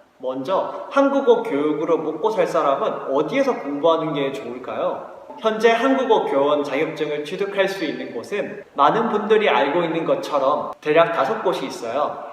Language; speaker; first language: Korean; native; Korean